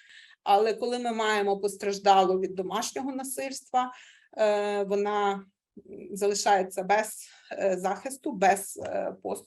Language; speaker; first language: Ukrainian; native; Ukrainian